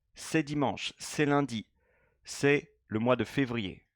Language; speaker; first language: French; non-native, fluent; English